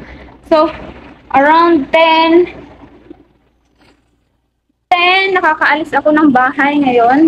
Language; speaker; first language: Filipino; native; Filipino